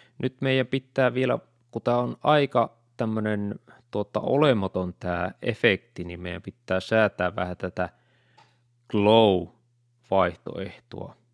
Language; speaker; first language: Finnish; native; Finnish